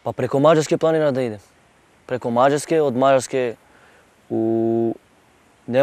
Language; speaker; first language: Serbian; non-native, local second language; Romany